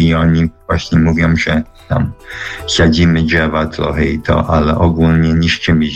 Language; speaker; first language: Polish; early bilingual, heritage; Polish